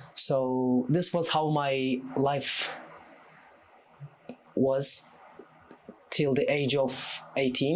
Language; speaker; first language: English; non-native, fluent; Turkish